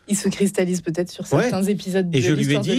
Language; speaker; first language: French; native; French